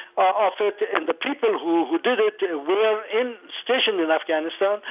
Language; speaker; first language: English; non-native, fluent; Persian